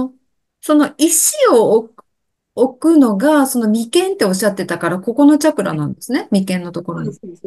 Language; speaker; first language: Japanese; native; Japanese